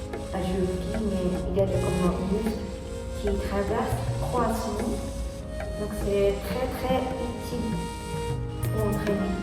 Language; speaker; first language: French; non-native, learner; Japanese